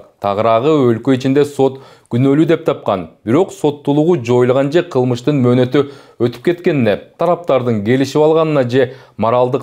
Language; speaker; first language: Kyrgyz; native; Kyrgyz